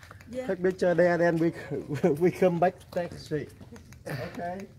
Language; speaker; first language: English; non-native, learner; Vietnamese